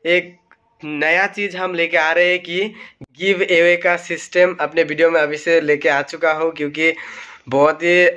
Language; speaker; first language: Hindi; non-native, local second language; Assamese